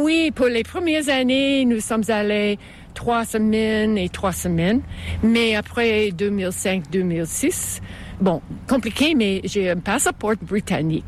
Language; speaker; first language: French; non-native, fluent; English